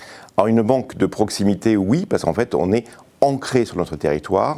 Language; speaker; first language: French; native; French